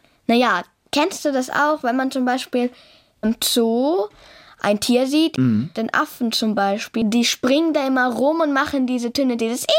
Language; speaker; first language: German; native; German